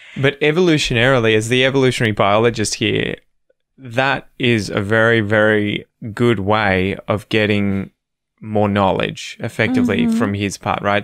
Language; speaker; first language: English; native; English